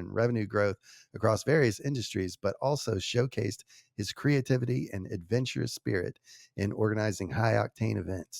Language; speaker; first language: English; native; English